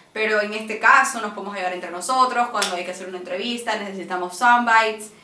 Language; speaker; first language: Spanish; native; Spanish